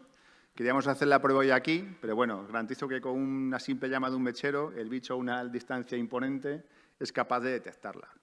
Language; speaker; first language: Spanish; native; Spanish